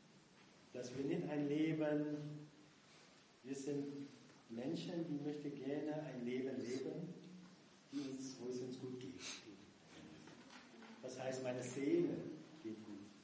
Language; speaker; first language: German; non-native, fluent; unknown